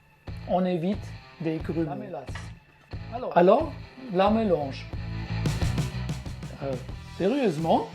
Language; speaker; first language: French; non-native, learner; German